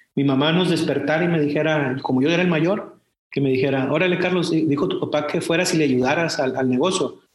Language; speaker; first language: Spanish; native; Spanish